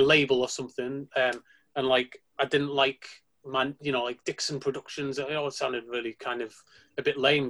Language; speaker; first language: English; native; English